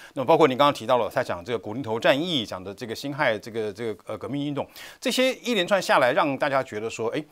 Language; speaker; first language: Chinese; native; Chinese